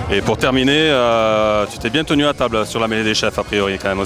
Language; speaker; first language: French; native; French